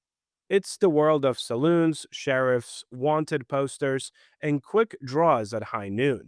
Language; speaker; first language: English; native; English